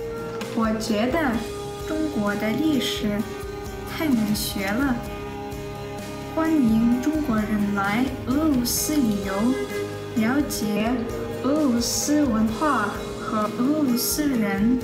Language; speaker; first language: Chinese; non-native, learner; Russian